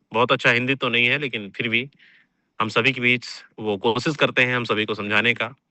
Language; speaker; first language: Hindi; native; Hindi